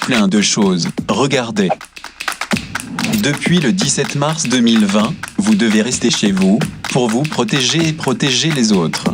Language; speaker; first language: French; native; French